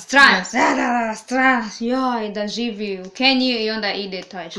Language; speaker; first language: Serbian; non-native, learner; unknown